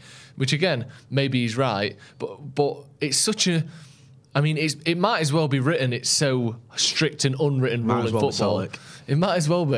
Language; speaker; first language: English; native; English